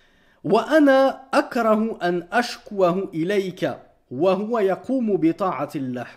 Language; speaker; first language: Arabic; non-native, fluent; French